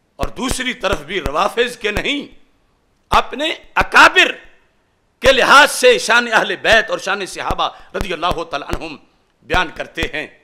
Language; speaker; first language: Urdu; non-native, local second language; Punjabi